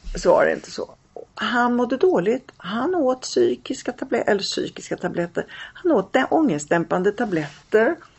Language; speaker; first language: Swedish; early bilingual, other home language; Italian